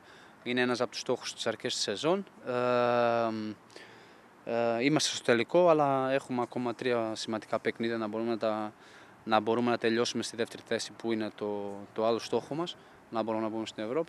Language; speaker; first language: Greek; non-native, fluent; Portuguese